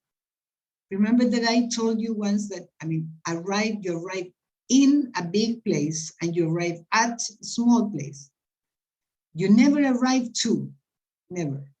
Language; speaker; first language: English; non-native, fluent; Spanish